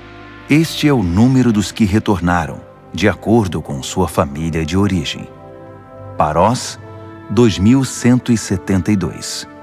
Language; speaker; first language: Portuguese; native; Portuguese